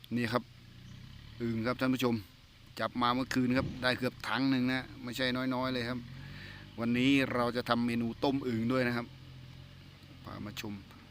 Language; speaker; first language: Thai; native; Thai